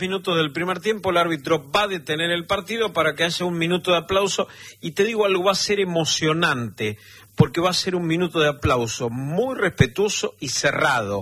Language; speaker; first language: Spanish; native; Spanish